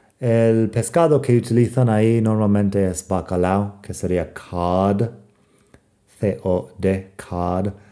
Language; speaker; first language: Spanish; non-native, fluent; English